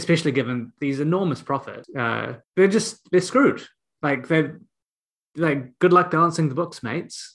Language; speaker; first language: English; native; English